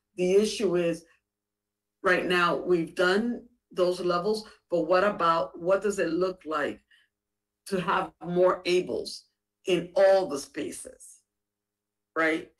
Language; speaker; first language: English; native; English